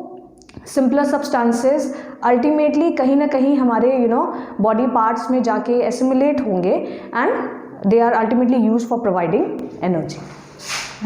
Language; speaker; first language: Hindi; native; Hindi